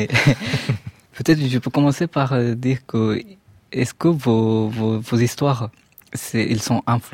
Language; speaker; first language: French; non-native, fluent; Bangla